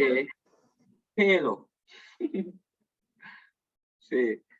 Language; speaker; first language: Spanish; non-native, learner; English